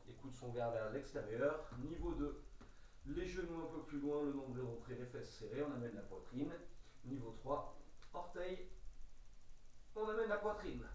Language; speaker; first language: French; native; French